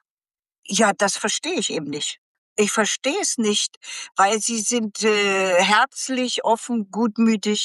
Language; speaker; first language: German; native; German